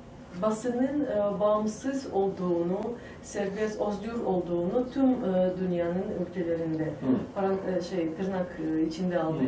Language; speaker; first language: Turkish; non-native, fluent; Tajik